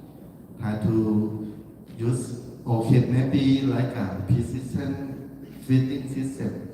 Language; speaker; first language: English; non-native, learner; Thai